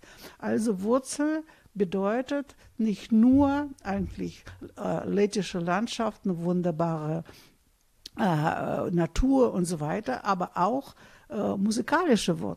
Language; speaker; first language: German; non-native, fluent; Russian